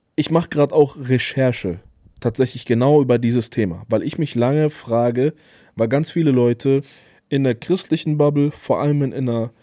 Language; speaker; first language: German; native; German